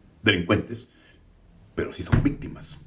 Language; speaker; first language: Spanish; native; Spanish